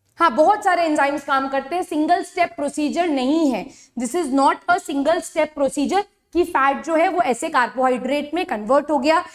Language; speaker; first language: Hindi; native; Hindi